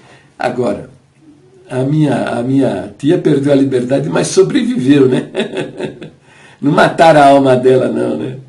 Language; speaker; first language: Portuguese; native; Portuguese